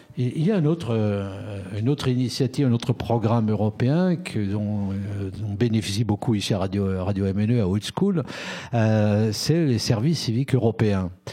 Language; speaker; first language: French; native; French